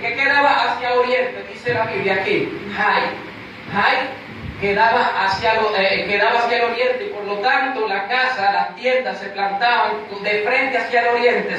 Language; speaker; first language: Spanish; native; Spanish